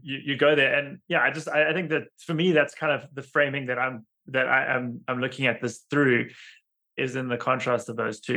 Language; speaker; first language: English; native; English